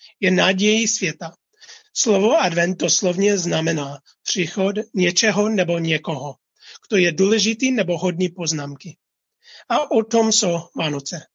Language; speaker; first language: Czech; non-native, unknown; English